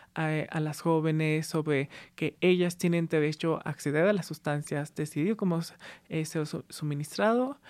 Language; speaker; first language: Spanish; native; Spanish